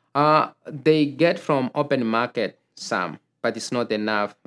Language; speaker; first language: English; non-native, local second language; Gusii